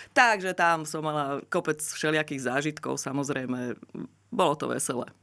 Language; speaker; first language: Slovak; native; Slovak